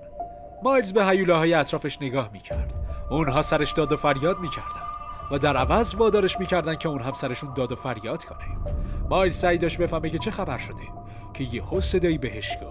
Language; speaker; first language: Persian; native; Persian